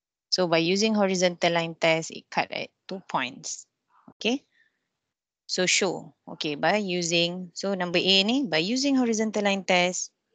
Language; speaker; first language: English; non-native, local second language; Malay